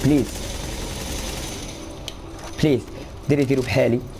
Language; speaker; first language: Arabic; native; Arabic